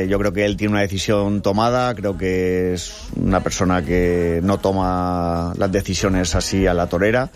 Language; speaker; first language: Spanish; native; Spanish